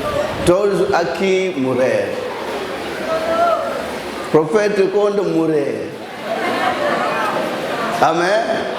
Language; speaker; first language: Portuguese; non-native, learner; Lingala